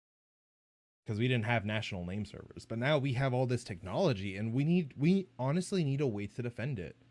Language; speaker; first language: English; native; English